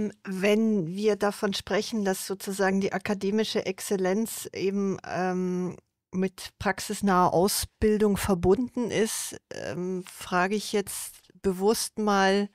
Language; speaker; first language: German; native; German